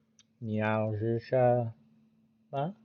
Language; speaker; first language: Chinese; non-native, learner; English